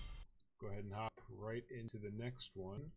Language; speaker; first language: English; native; English